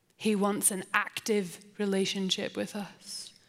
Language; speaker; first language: English; native; English